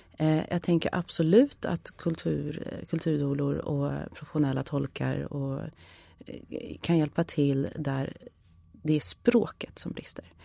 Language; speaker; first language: Swedish; early bilingual, other home language; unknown